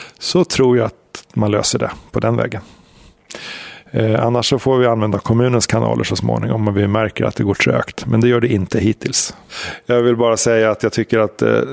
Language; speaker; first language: Swedish; native; Swedish